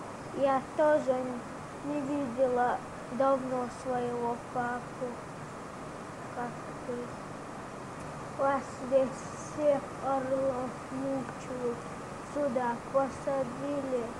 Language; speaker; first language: Russian; non-native, local second language; Chechen